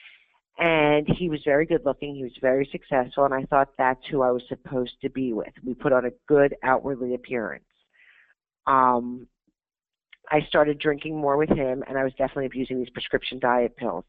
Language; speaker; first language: English; native; English